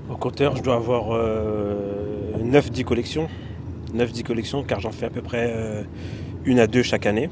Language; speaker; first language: French; early bilingual, other home language; Bambara